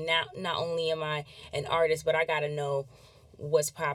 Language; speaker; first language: English; native; English